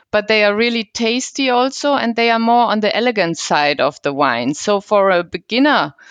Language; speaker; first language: English; non-native, fluent; German